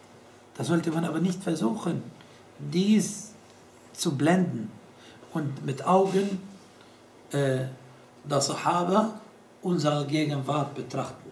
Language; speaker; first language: German; non-native, fluent; Arabic